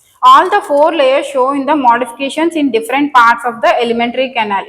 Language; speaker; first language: English; non-native, local second language; Telugu